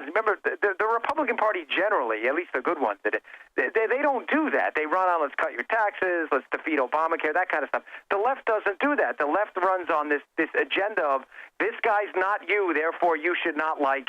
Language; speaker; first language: English; native; English